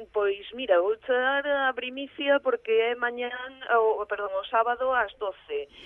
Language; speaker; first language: Galician; early bilingual, heritage; Galician